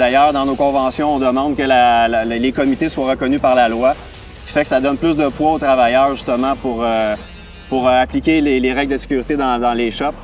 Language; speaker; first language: French; native; French